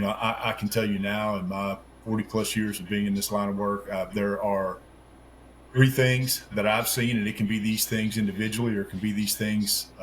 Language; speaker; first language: English; native; English